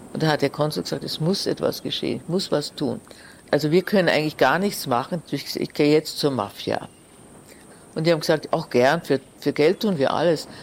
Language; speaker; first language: German; native; German